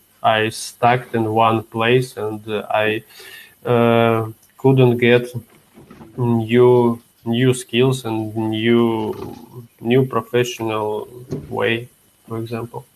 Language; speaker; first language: English; non-native, learner; Russian